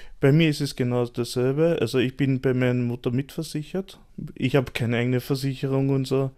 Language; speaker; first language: German; early bilingual, other home language; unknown